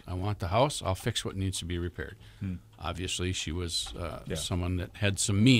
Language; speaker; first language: English; native; English